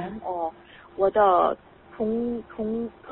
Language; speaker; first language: Chinese; non-native, learner; Korean